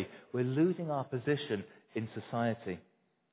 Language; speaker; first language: English; native; English